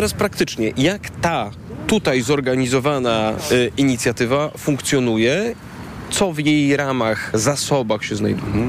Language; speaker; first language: Polish; native; Polish